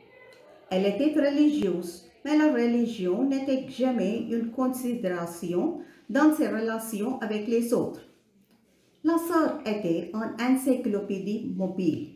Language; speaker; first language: French; non-native, fluent; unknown